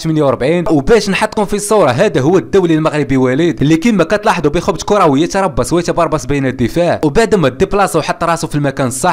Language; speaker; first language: Arabic; native; Arabic